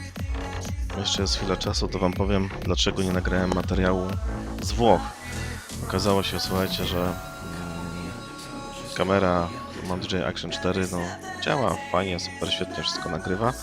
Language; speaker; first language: Polish; native; Polish